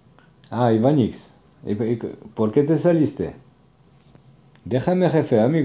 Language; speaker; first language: Spanish; non-native, learner; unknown